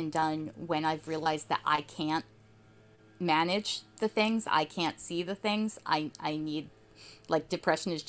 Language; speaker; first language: English; native; English